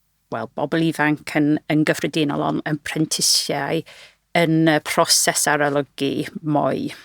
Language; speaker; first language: Welsh; non-native, fluent; English